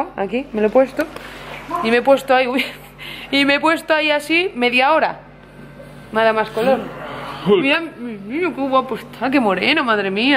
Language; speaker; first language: Spanish; native; Spanish